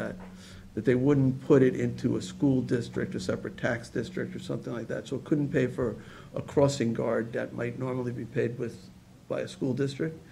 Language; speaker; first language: English; native; English